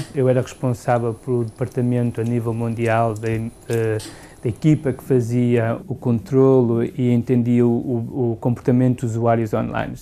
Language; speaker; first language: Portuguese; native; Portuguese